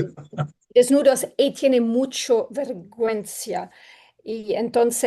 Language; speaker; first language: Spanish; non-native, learner; English